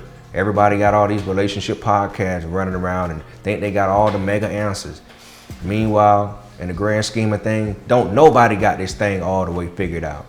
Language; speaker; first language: English; native; English